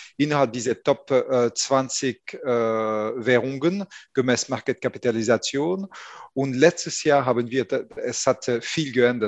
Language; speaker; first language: German; non-native, fluent; French